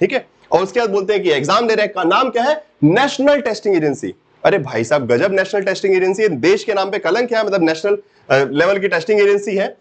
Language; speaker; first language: Hindi; native; Hindi